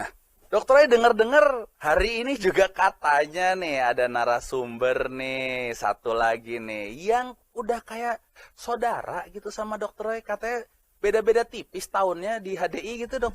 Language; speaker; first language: Indonesian; native; Indonesian